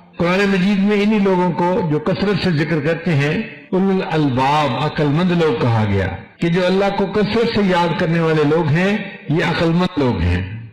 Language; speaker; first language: Urdu; non-native, local second language; Punjabi